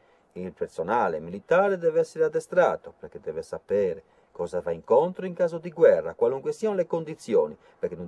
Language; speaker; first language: Italian; native; Italian